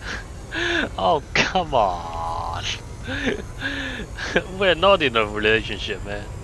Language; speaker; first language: English; non-native, local second language; Cantonese